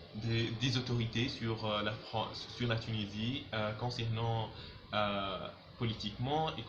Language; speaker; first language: French; non-native, local second language; Arabic